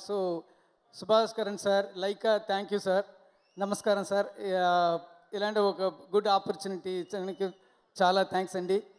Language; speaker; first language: Telugu; non-native, learner; Tamil